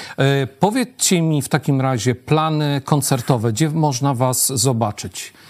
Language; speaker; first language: Polish; native; Polish